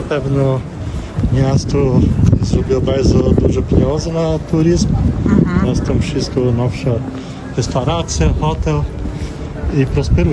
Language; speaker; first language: Polish; non-native, learner; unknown